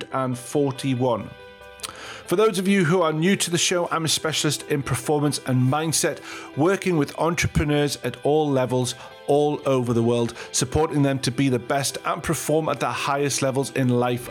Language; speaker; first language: English; native; English